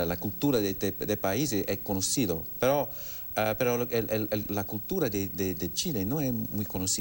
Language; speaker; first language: Spanish; non-native, fluent; English